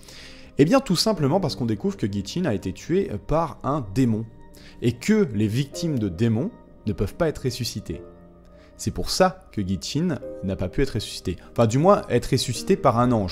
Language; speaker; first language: French; native; French